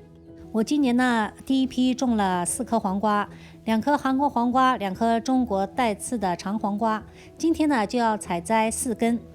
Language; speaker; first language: Chinese; native; Chinese